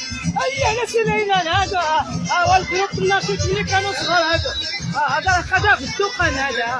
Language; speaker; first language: Arabic; native; Arabic